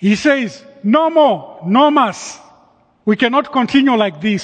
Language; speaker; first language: English; non-native, local second language; Shona